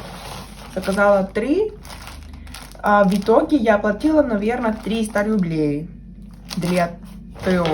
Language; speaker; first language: Russian; non-native, fluent; Spanish